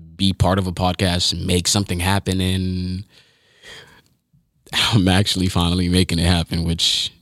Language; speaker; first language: English; early bilingual, other home language; Haitian Creole